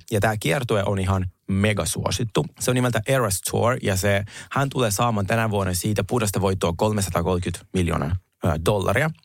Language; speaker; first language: Finnish; non-native, fluent; Russian